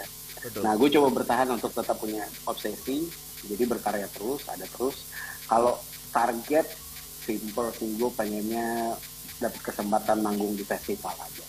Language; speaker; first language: Indonesian; native; Indonesian